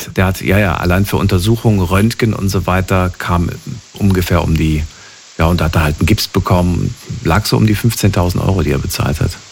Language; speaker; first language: German; native; German